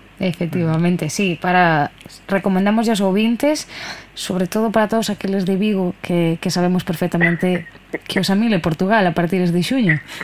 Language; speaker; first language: Galician; non-native, local second language; Spanish